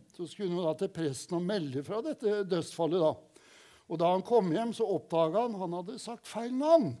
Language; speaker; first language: Norwegian; native; Norwegian